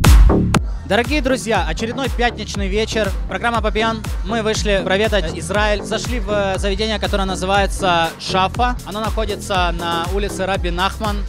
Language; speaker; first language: Russian; native; Russian